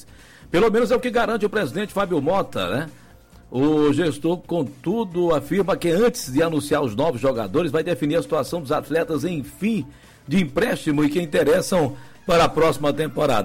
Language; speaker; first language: Portuguese; native; Portuguese